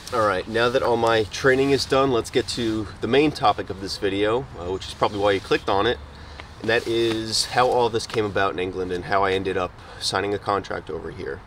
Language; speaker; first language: English; native; English